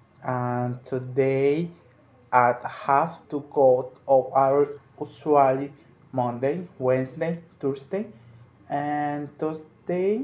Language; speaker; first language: English; non-native, learner; Spanish